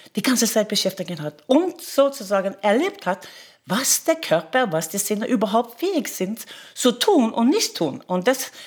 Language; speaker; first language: German; non-native, fluent; Norwegian